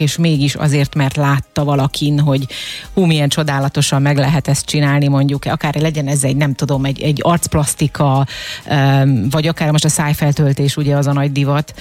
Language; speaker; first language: Hungarian; native; Hungarian